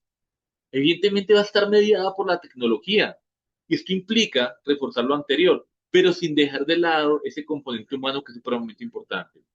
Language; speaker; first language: Spanish; native; Spanish